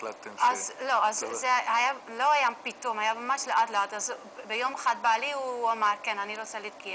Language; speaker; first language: Hebrew; non-native, learner; Dutch